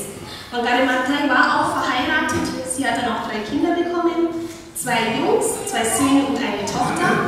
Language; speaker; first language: German; non-native, fluent; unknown